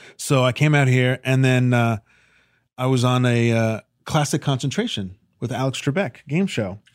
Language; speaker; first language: English; native; English